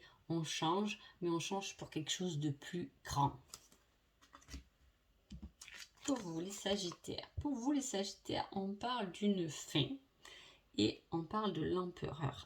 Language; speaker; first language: French; native; French